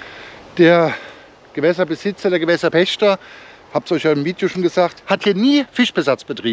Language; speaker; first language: German; native; German